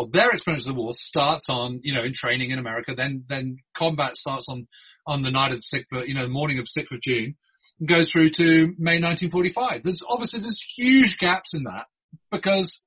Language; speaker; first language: English; native; English